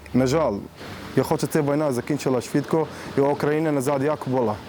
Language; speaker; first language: Ukrainian; non-native, learner; Arabic